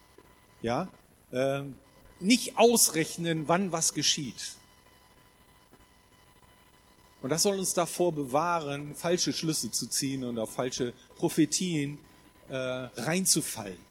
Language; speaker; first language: German; native; German